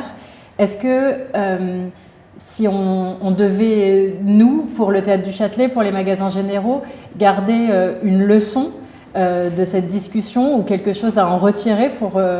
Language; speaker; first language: French; native; French